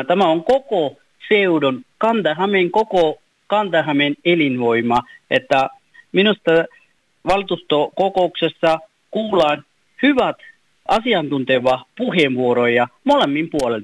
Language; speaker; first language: Finnish; non-native, fluent; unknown